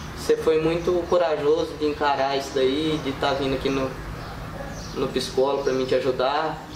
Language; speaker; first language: Portuguese; native; Portuguese